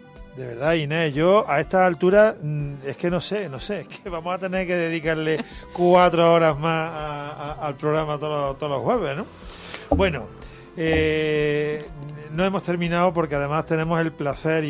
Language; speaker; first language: Spanish; native; Spanish